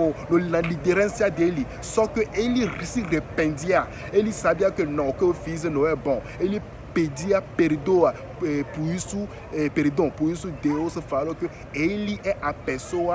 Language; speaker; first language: Portuguese; non-native, fluent; French